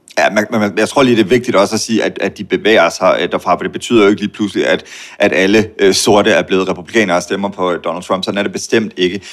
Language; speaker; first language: Danish; native; Danish